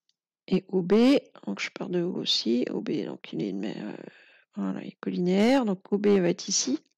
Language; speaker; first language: French; native; French